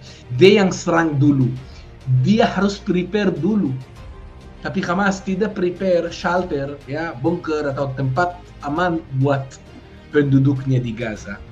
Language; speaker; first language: Indonesian; non-native, fluent; Hebrew